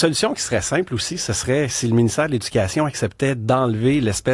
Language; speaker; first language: French; native; French